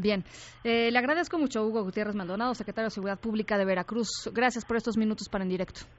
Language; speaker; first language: Spanish; native; Spanish